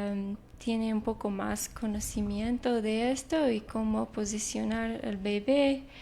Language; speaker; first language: Spanish; non-native, fluent; English